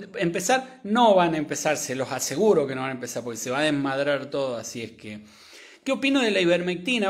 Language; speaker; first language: Spanish; native; Spanish